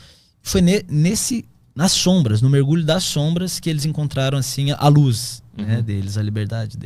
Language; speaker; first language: Portuguese; native; Portuguese